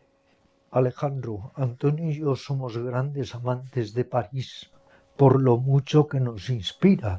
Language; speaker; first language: Spanish; native; Spanish